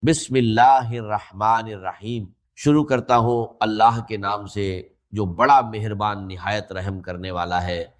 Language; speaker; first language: Urdu; native; Urdu